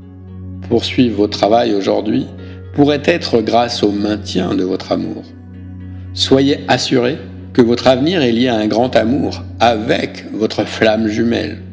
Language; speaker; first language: French; native; French